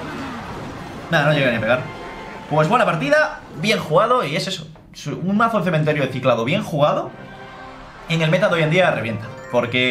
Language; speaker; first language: Spanish; native; Spanish